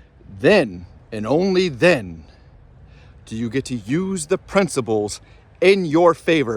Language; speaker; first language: English; native; English